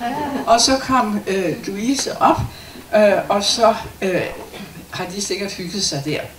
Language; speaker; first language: Danish; native; Danish